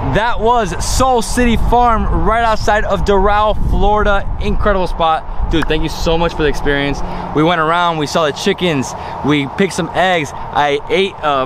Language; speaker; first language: English; native; English